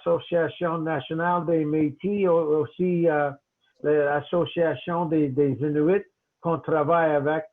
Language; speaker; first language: French; non-native, local second language; English